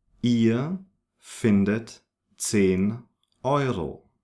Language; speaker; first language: German; non-native, fluent; English